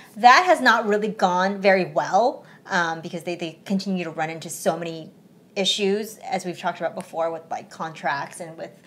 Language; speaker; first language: English; early bilingual, other home language; Chinese